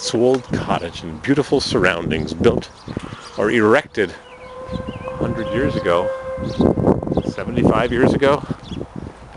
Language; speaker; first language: English; native; English